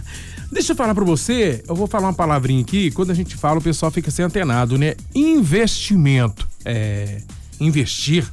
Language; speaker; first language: Portuguese; native; Portuguese